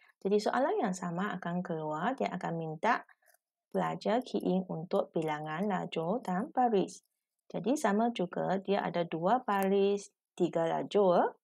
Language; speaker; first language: Malay; non-native, local second language; Chinese